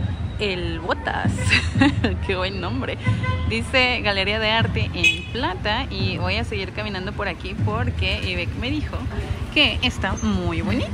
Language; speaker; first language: Spanish; native; Spanish